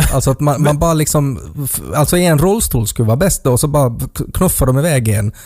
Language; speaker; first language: Swedish; native; Swedish